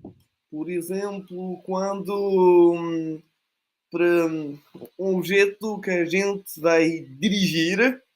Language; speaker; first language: Portuguese; non-native, fluent; Italian